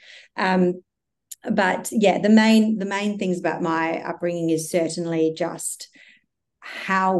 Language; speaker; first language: English; native; English